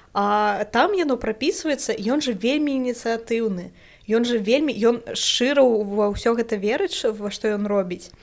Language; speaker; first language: Belarusian; non-native, local second language; Russian